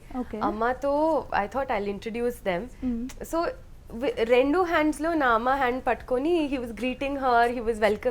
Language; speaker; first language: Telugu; non-native, local second language; Hindi